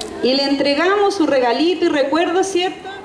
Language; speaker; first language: Spanish; native; Spanish